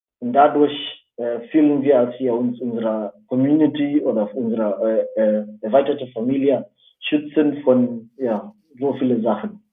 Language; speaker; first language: German; non-native, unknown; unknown